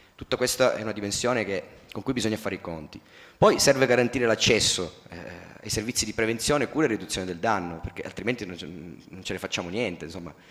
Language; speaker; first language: Italian; native; Italian